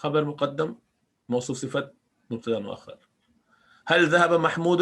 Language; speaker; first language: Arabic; non-native, fluent; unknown